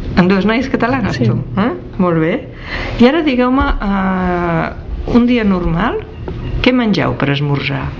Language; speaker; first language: Catalan; native; Catalan